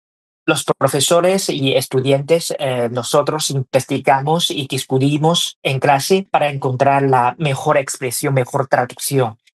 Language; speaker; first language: Spanish; non-native, fluent; Chinese